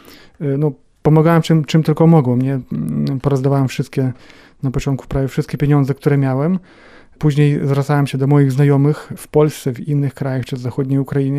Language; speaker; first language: Polish; non-native, fluent; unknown